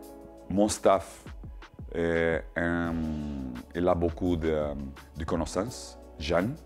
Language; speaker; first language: French; non-native, learner; Portuguese